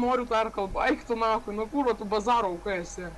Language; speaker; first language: Lithuanian; native; Lithuanian